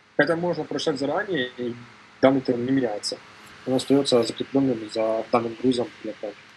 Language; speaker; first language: Russian; native; Russian